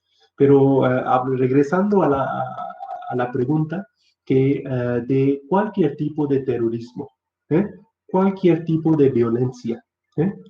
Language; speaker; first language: Spanish; non-native, fluent; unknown